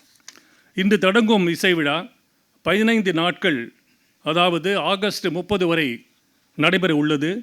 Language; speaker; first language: Tamil; native; Tamil